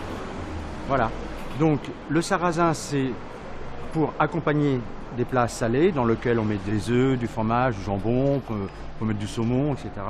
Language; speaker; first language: French; native; French